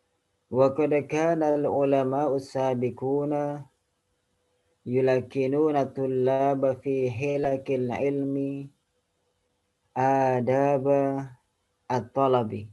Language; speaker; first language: Arabic; non-native, fluent; Indonesian